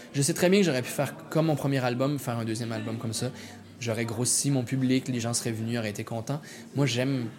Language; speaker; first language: French; native; French